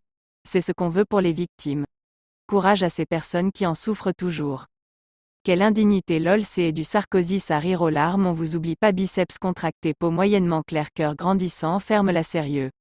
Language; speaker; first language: French; native; French